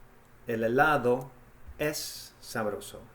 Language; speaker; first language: Spanish; non-native, fluent; English